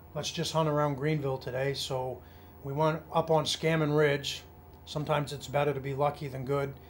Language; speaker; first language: English; native; English